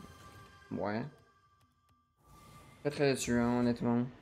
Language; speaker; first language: French; native; French